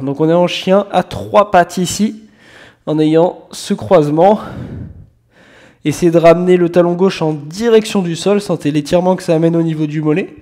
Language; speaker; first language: French; native; French